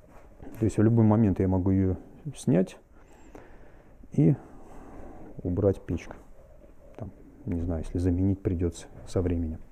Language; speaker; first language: Russian; native; Russian